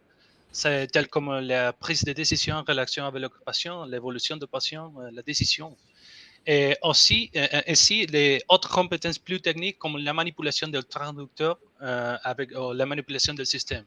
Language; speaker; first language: French; non-native, learner; Spanish